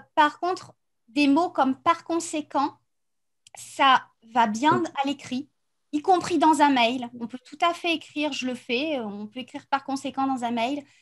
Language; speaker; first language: French; native; French